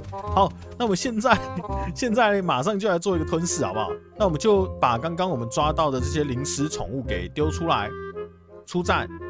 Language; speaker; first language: Chinese; native; Chinese